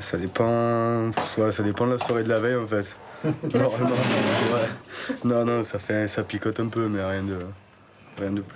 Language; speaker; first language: French; native; French